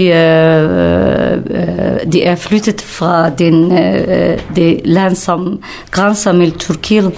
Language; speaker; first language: Danish; non-native, learner; Kurdish